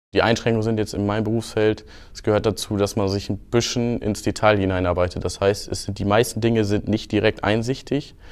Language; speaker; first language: German; native; German